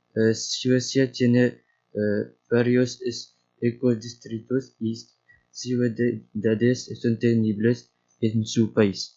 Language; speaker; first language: Spanish; non-native, learner; French